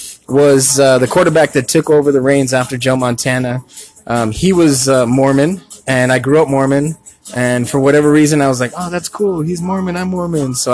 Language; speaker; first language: English; native; English